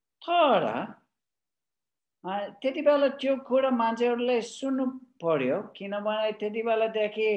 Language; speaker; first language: Nepali; non-native, fluent; English